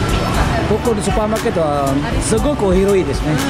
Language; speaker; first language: Japanese; non-native, fluent; Balinese